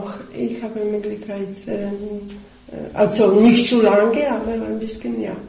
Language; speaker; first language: German; non-native, learner; Polish